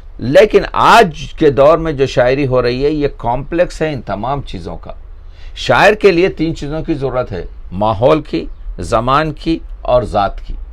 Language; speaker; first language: Urdu; native; Urdu